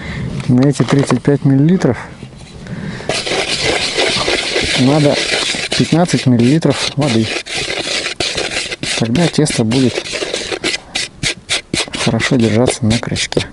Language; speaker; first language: Russian; native; Russian